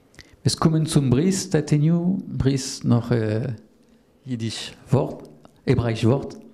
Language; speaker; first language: German; non-native, learner; French